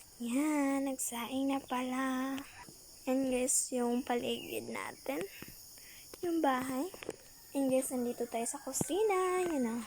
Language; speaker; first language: Filipino; non-native, local second language; Cebuano